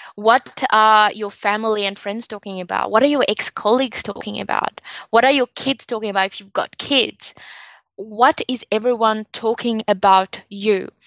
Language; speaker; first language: English; non-native, local second language; Sinhala